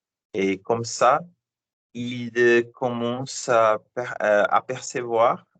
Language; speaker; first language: French; non-native, learner; Portuguese